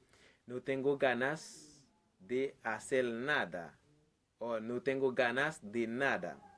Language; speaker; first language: Spanish; non-native, learner; Haitian Creole